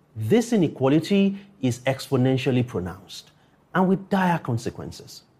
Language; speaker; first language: English; non-native, local second language; Yoruba